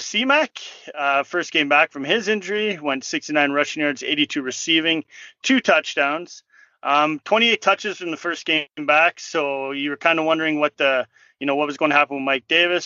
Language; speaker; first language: English; native; English